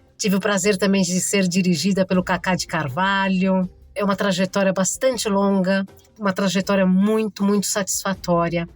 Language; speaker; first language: Portuguese; native; Portuguese